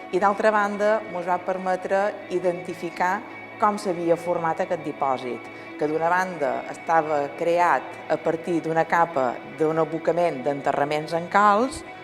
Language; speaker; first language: Catalan; native; Catalan